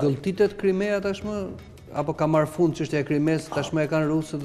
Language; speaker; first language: Albanian; native; Albanian